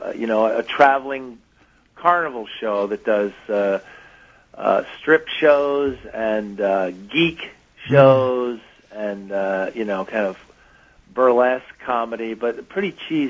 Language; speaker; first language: English; native; English